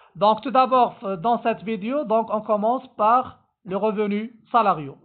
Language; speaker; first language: French; non-native, local second language; Arabic